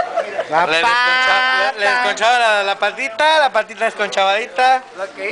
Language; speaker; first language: Spanish; native; Spanish